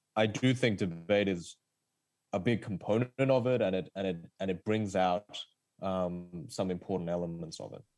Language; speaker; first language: English; early bilingual, other home language; Korean